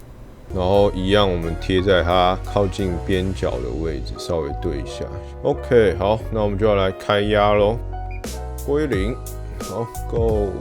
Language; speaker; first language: Chinese; native; Chinese